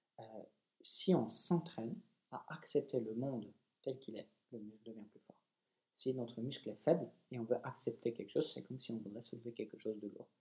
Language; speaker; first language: French; non-native, fluent; Polish